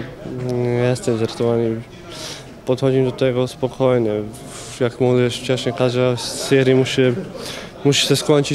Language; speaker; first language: Polish; non-native, fluent; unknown